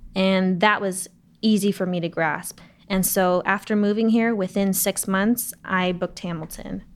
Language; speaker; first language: English; native; English